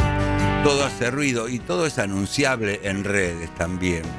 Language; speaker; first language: Spanish; native; Spanish